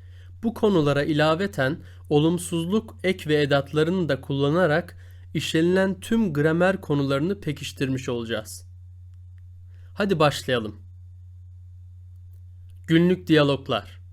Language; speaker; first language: Turkish; native; Turkish